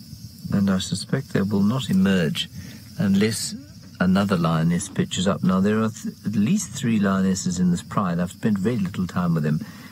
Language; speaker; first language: English; native; English